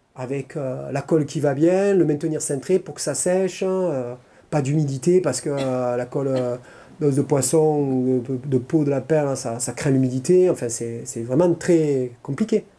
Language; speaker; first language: French; native; French